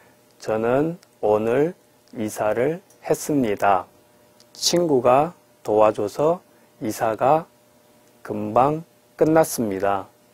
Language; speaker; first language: Korean; non-native, fluent; Chinese